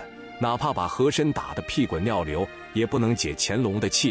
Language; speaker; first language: Chinese; native; Chinese